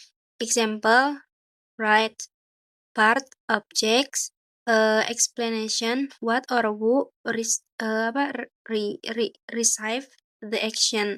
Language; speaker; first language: English; non-native, learner; Indonesian